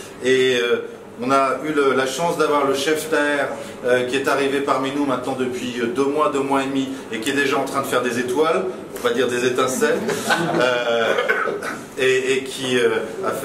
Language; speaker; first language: French; native; French